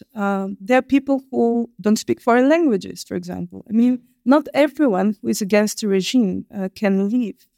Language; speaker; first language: English; non-native, fluent; Bulgarian